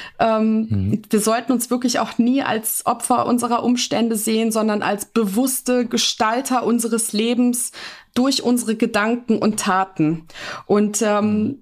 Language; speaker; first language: German; native; German